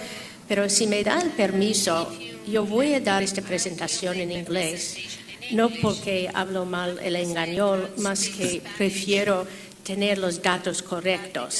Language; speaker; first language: Spanish; non-native, fluent; English